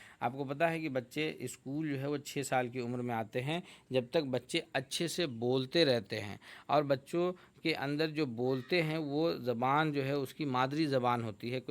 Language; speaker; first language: Urdu; native; Urdu